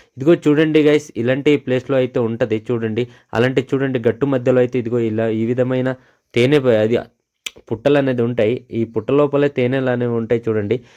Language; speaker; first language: Telugu; non-native, local second language; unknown